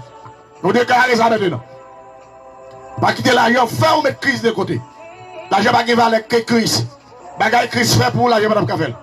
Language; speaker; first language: French; non-native, local second language; Haitian Creole